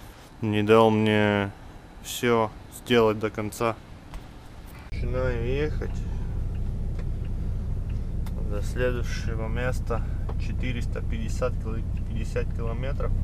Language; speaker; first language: Russian; non-native, fluent; Latvian